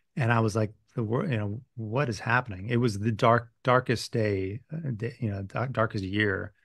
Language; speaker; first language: English; native; English